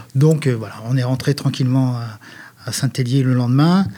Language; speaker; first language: French; native; French